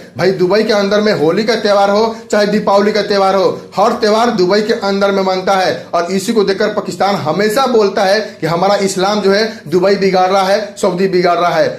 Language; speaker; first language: Hindi; native; Hindi